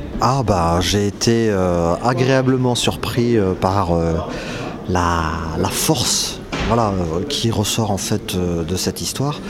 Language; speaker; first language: French; native; French